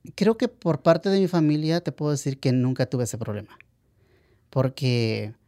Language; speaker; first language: Spanish; native; Spanish